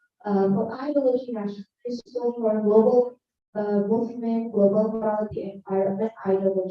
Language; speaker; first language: English; non-native, learner; Indonesian